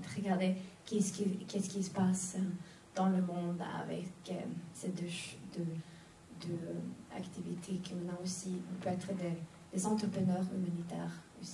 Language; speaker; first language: French; non-native, fluent; Swedish